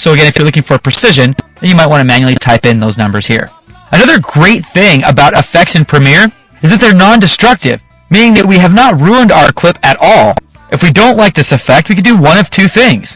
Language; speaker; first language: English; native; English